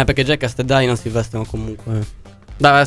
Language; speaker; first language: Italian; native; Italian